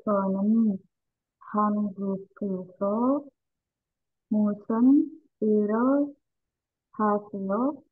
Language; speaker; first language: Korean; non-native, learner; Indonesian